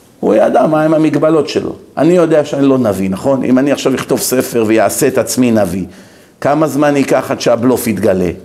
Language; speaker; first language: Hebrew; native; Hebrew